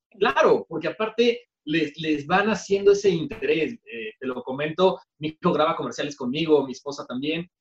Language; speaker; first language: Spanish; native; Spanish